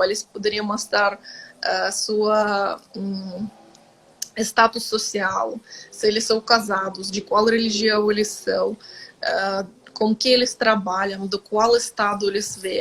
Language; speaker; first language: Portuguese; non-native, fluent; Ukrainian